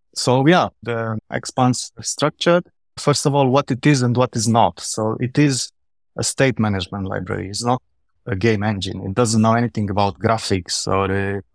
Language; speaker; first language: English; non-native, fluent; Romanian